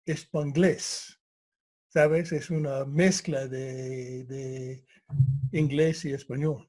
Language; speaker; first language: Spanish; non-native, fluent; English